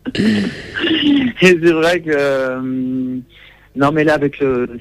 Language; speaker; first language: French; native; French